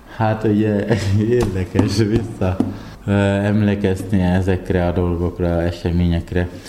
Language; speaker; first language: Hungarian; non-native, fluent; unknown